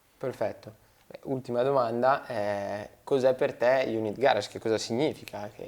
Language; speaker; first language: Italian; native; Italian